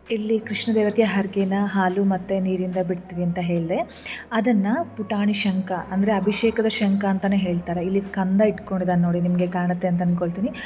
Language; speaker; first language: Kannada; native; Kannada